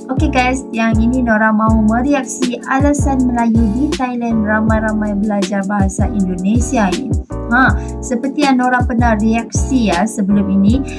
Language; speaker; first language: Malay; native; Malay